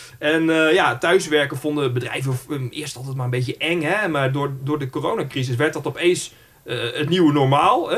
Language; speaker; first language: Dutch; native; Dutch